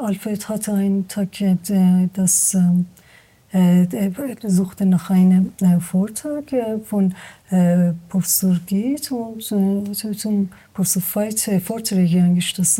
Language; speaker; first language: German; non-native, learner; Persian